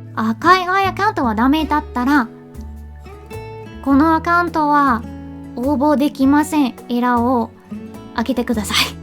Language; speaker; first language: Japanese; non-native, learner; English